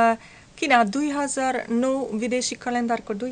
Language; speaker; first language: Nepali; non-native, learner; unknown